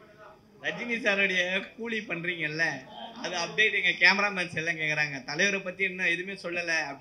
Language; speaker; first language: Tamil; native; Tamil